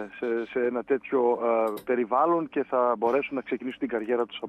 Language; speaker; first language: Greek; native; Greek